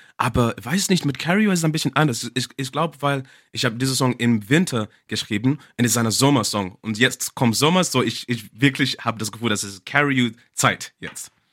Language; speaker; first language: German; non-native, learner; English